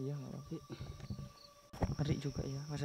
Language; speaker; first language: Indonesian; native; Indonesian